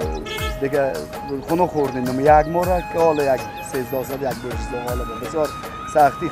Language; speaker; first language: Persian; native; Persian